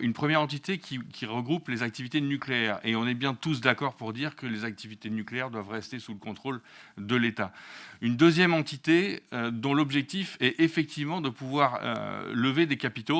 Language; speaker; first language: French; native; French